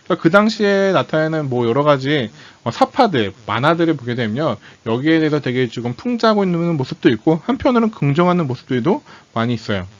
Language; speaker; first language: Korean; native; Korean